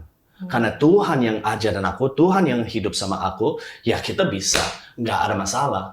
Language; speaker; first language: Indonesian; non-native, fluent; English